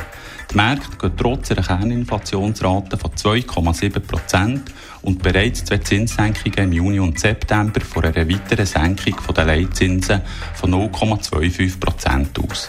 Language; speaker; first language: German; native; German